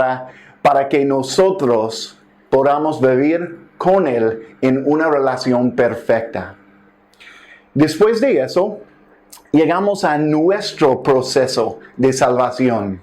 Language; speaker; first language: Spanish; non-native, fluent; English